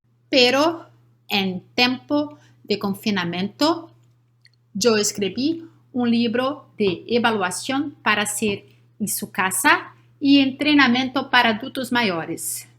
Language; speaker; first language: Spanish; non-native, learner; Portuguese